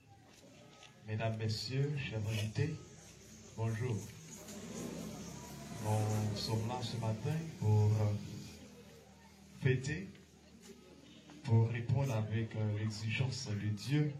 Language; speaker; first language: French; non-native, local second language; Haitian Creole